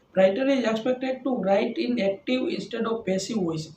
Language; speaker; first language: English; non-native, local second language; Gujarati